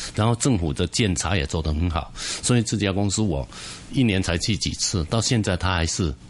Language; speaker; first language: Chinese; non-native, fluent; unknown